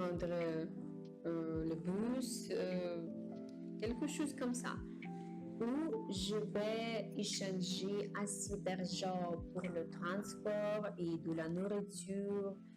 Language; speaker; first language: French; non-native, learner; Japanese